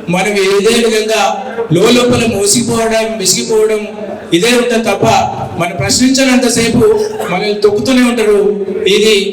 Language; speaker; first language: Telugu; native; Telugu